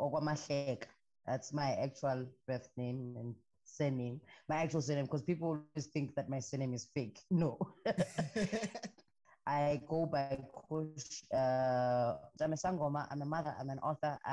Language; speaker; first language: English; non-native, local second language; Xhosa